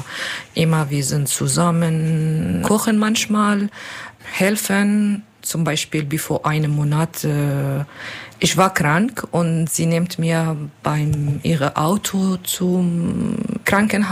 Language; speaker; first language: German; non-native, learner; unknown